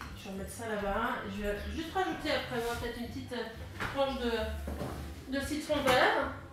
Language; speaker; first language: French; early bilingual, heritage; French